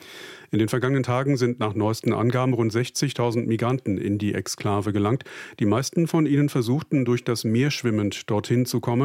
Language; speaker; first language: German; native; German